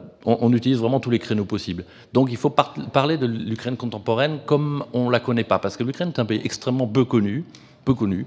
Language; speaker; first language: French; native; French